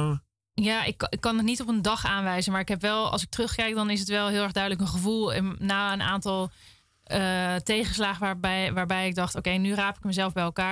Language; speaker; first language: Dutch; native; Dutch